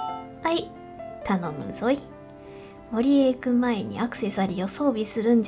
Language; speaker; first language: Japanese; native; Japanese